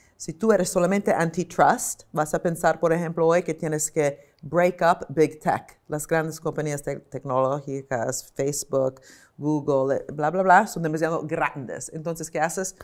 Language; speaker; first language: Spanish; non-native, fluent; Italian